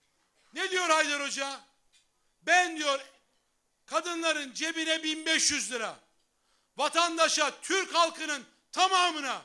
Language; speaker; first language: Turkish; native; Turkish